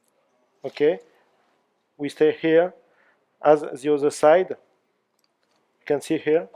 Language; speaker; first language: English; non-native, learner; French